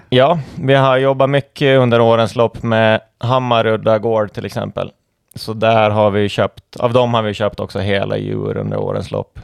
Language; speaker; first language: Swedish; native; Swedish